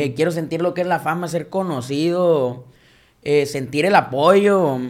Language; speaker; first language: Spanish; native; Spanish